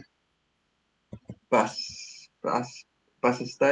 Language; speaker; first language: Spanish; non-native, learner; English